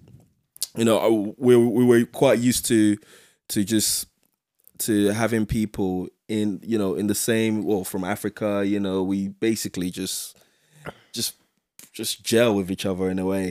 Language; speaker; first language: English; non-native, local second language; Yoruba